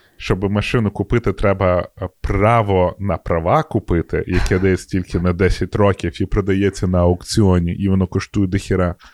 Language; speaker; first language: Ukrainian; non-native, local second language; Russian